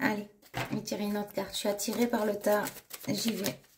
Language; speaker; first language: French; native; French